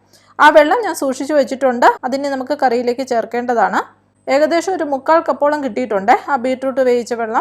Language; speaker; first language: Malayalam; native; Malayalam